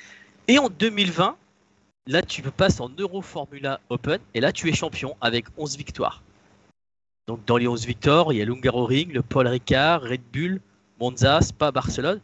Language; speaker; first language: French; native; French